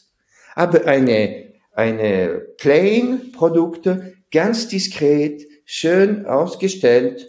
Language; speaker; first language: German; non-native, fluent; French